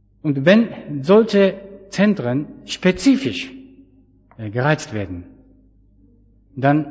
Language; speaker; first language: German; non-native, fluent; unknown